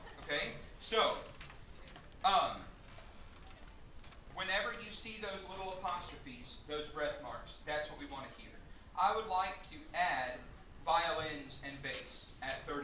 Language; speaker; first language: English; native; English